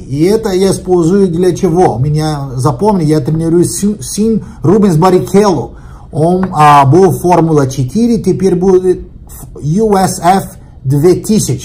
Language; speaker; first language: Russian; non-native, learner; Portuguese